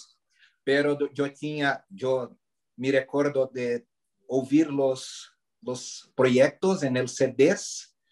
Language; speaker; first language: Spanish; non-native, learner; Portuguese